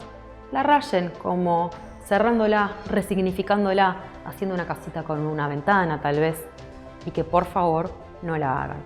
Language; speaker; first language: Spanish; native; Spanish